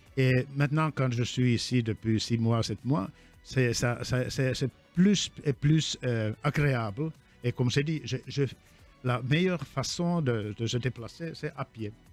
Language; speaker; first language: French; non-native, fluent; Finnish